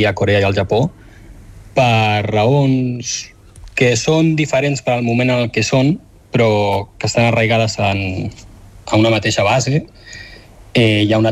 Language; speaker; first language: Catalan; native; Catalan